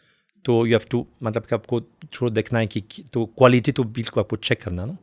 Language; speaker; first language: Hindi; non-native, fluent; French